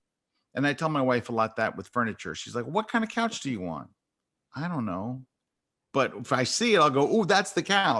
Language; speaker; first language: English; native; English